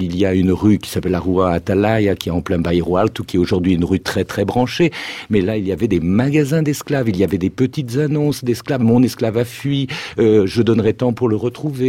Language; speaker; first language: French; native; French